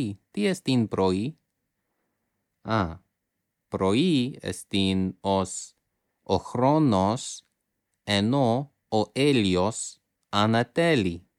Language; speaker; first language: Greek; non-native, fluent; English